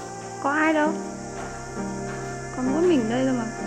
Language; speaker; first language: Vietnamese; native; Vietnamese